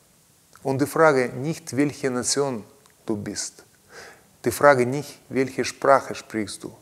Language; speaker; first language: German; non-native, learner; Russian